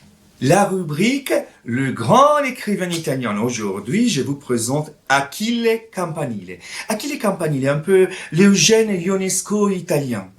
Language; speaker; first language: French; non-native, fluent; Italian